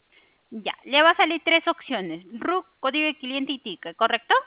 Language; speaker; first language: Spanish; native; Spanish